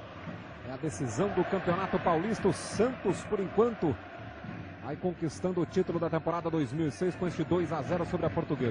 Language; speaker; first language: Portuguese; native; Portuguese